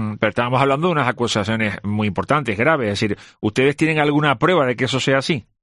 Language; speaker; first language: Spanish; native; Spanish